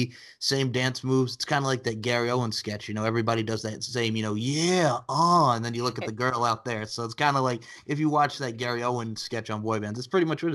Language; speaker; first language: English; native; English